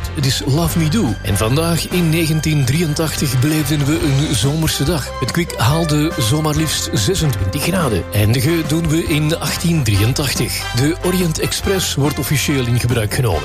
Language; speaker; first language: Dutch; native; Dutch